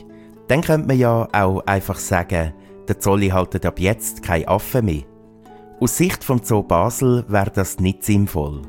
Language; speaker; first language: German; native; German